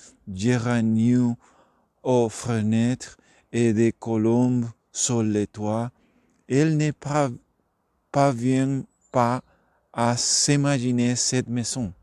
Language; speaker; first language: French; non-native, learner; Spanish